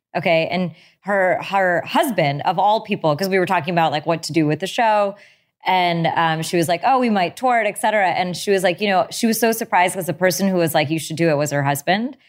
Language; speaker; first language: English; native; English